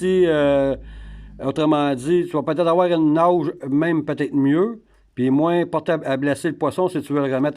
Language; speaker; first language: French; native; French